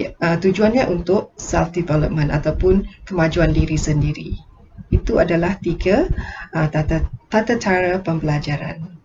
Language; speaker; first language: Malay; native; Malay